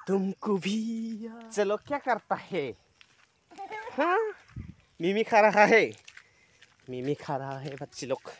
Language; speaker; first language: Hindi; non-native, local second language; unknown